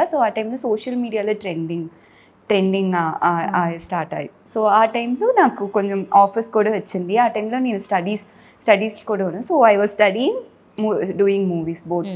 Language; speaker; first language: Telugu; non-native, learner; Tamil